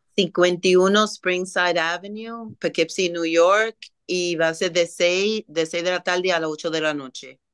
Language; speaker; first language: Spanish; early bilingual, heritage; Spanish